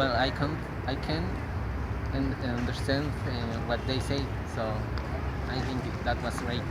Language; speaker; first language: English; non-native, learner; Spanish